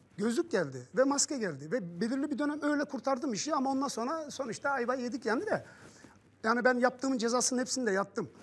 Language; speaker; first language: Turkish; early bilingual, heritage; Turkish